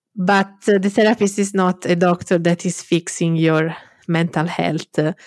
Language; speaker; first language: English; non-native, fluent; Italian